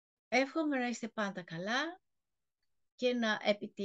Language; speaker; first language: Greek; native; Greek